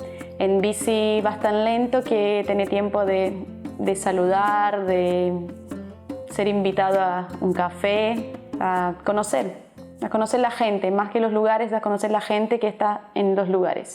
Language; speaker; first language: Spanish; non-native, fluent; Portuguese